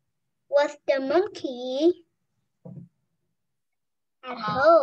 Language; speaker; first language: English; non-native, learner; Vietnamese